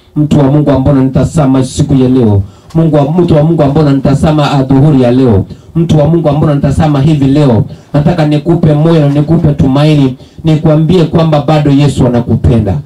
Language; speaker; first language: Swahili; non-native, local second language; Gusii